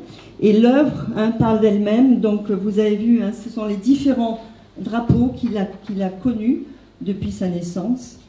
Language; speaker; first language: French; native; French